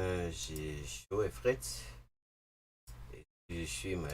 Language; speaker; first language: French; non-native, learner; English